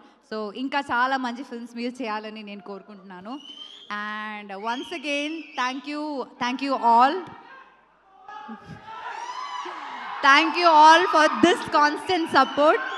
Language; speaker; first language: Telugu; non-native, local second language; Malayalam